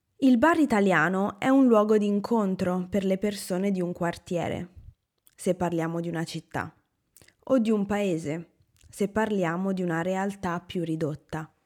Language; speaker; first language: Italian; native; Italian